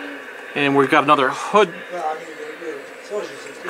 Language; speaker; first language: English; native; English